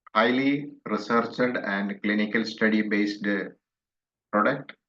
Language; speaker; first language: English; non-native, local second language; Malayalam